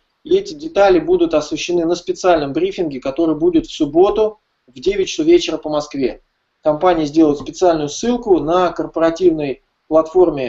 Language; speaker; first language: Russian; native; Russian